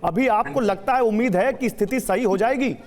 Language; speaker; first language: Hindi; native; Hindi